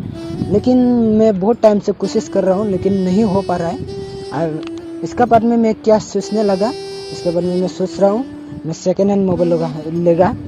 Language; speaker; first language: Hindi; non-native, local second language; Bodo